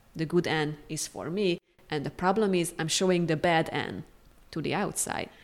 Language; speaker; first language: English; non-native, fluent; Hungarian